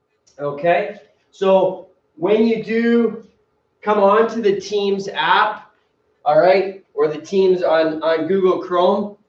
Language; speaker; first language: English; native; English